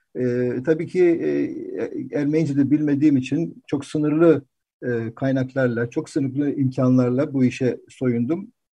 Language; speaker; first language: Turkish; native; Turkish